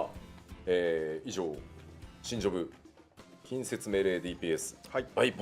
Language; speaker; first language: Japanese; native; Japanese